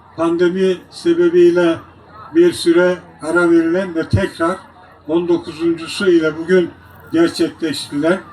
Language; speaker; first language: Turkish; native; Turkish